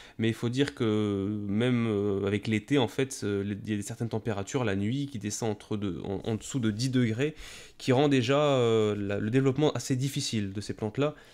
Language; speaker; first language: French; native; French